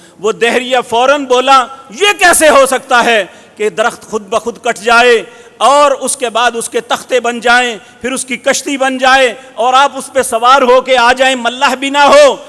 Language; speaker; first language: Urdu; non-native, local second language; Punjabi